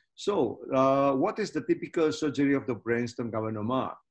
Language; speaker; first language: English; non-native, fluent; Indonesian